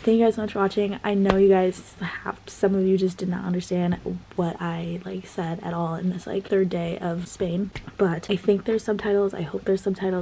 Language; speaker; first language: English; native; English